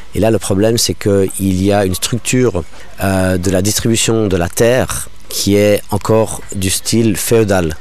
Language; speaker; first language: French; non-native, local second language; English